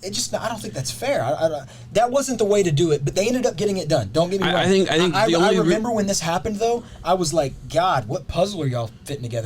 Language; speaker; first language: English; native; English